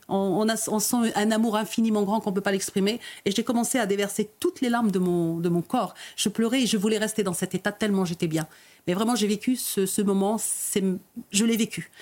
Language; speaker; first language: French; early bilingual, other home language; Arabic